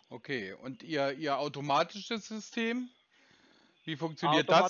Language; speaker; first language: German; native; German